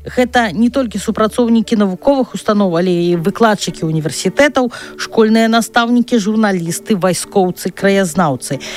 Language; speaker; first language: Belarusian; non-native, local second language; Russian